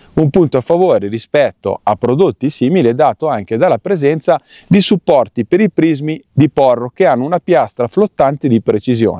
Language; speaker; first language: Italian; native; Italian